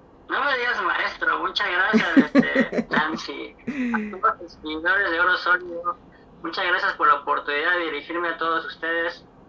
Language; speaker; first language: Spanish; native; Spanish